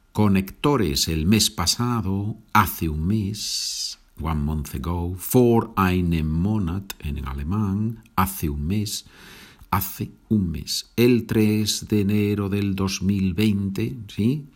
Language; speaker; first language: Spanish; native; Spanish